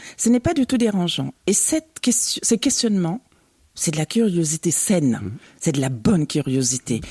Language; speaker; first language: French; early bilingual, other home language; Bambara